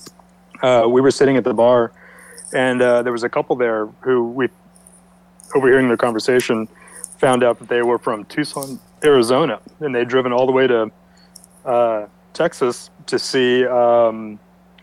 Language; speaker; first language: English; native; English